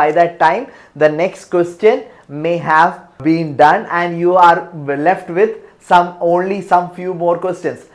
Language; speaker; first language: English; non-native, local second language; Malayalam